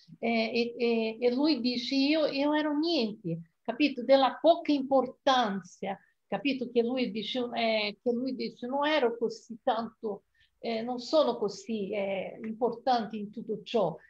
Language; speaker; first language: Italian; non-native, fluent; Portuguese